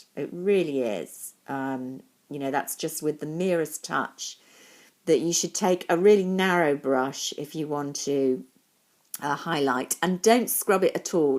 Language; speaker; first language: English; native; English